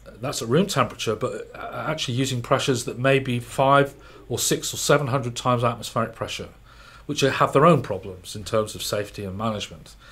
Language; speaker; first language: English; native; English